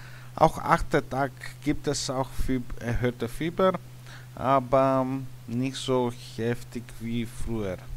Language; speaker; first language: German; non-native, learner; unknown